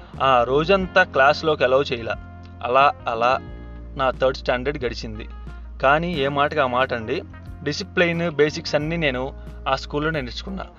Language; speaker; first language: Telugu; non-native, local second language; Hindi